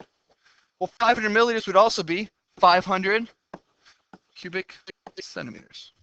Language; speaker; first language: English; native; English